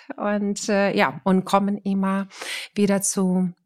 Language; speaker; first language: German; non-native, fluent; Ukrainian